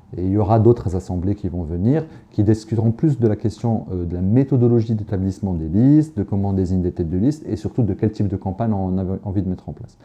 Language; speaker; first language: French; non-native, local second language; Arabic